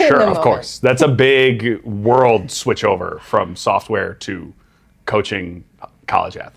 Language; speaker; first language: English; native; English